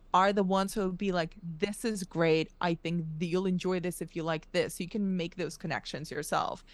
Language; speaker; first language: English; early bilingual, other home language; Russian